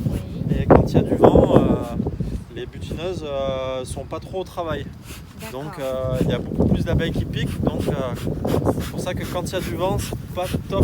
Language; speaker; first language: French; native; French